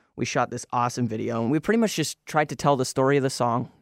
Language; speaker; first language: English; native; English